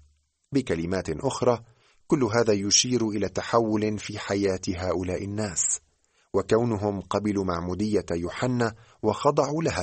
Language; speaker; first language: Arabic; native; Arabic